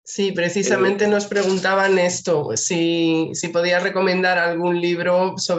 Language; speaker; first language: Spanish; native; Spanish